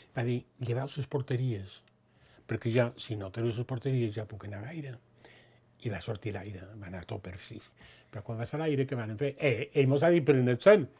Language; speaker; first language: Catalan; native; Catalan